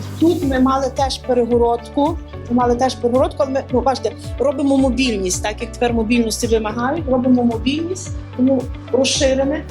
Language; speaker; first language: Ukrainian; native; Ukrainian